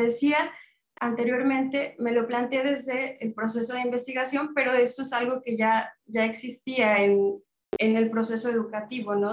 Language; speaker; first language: Spanish; native; Spanish